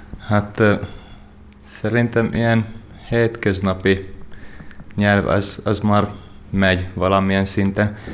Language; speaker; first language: Hungarian; non-native, fluent; Finnish